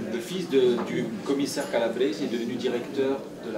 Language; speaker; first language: French; native; French